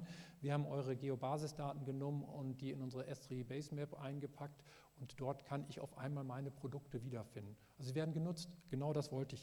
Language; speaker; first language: German; native; German